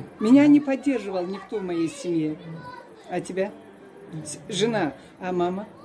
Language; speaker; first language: Russian; non-native, local second language; Karachay-Balkar